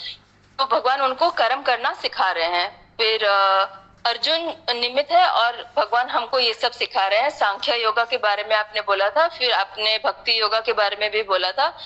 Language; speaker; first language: Hindi; native; Hindi